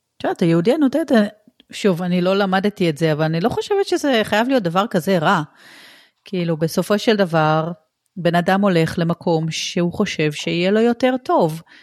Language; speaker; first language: Hebrew; native; Hebrew